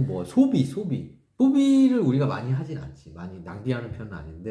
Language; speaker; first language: Korean; native; Korean